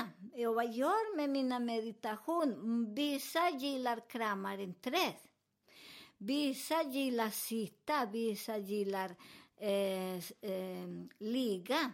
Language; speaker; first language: Swedish; non-native, learner; Spanish